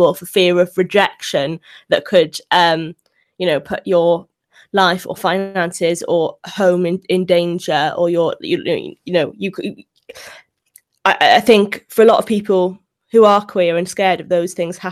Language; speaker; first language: English; native; English